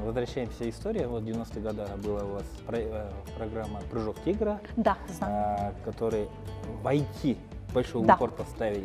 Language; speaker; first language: Russian; non-native, local second language; Kyrgyz